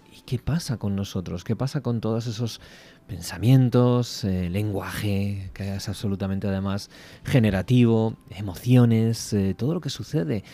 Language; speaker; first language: Spanish; native; Spanish